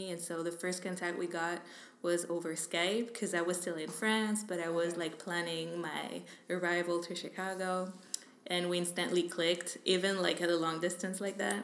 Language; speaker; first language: English; non-native, fluent; French